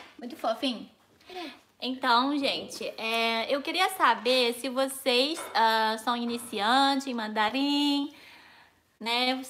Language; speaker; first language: Portuguese; non-native, fluent; Chinese